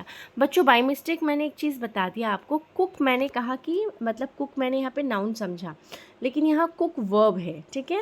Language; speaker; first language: Hindi; native; Hindi